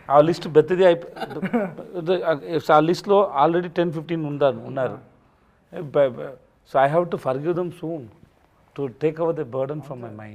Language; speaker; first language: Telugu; non-native, learner; Tamil